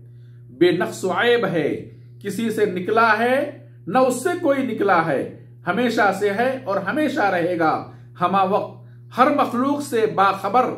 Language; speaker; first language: Urdu; native; Urdu